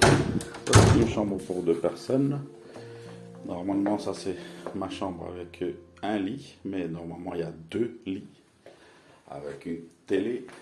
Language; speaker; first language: French; non-native, fluent; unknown